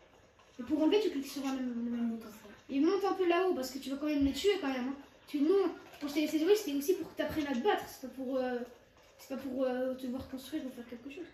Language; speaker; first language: French; native; French